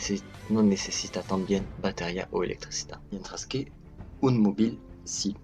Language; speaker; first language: Spanish; non-native, learner; French